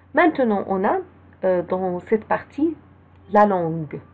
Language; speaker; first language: French; non-native, fluent; Arabic